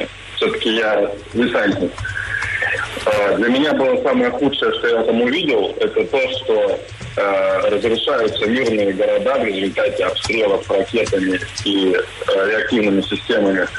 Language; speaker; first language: Russian; native; Russian